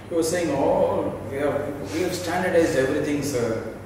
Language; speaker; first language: English; non-native, local second language; Tamil